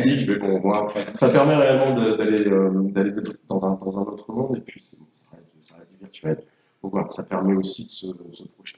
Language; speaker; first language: French; native; French